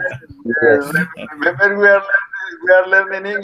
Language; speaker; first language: English; non-native, learner; Spanish